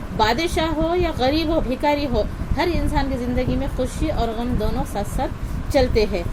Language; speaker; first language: Urdu; native; Urdu